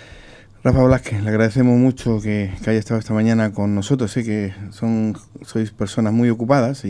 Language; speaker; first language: Spanish; native; Spanish